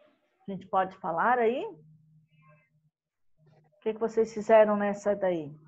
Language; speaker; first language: Portuguese; native; Portuguese